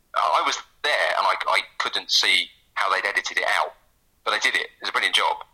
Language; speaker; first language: English; native; English